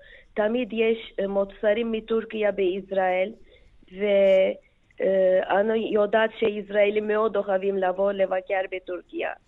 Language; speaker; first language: Hebrew; non-native, fluent; Turkish